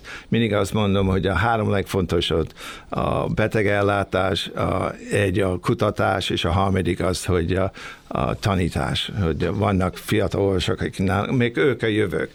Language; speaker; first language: Hungarian; early bilingual, other home language; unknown